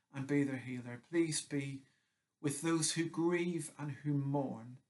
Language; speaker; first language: English; native; English